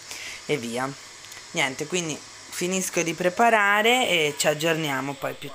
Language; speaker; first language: Italian; native; Italian